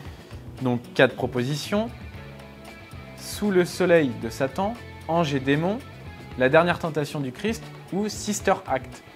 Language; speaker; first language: French; native; French